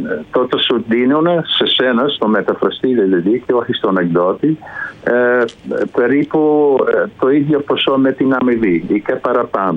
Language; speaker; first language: Greek; non-native, fluent; Dutch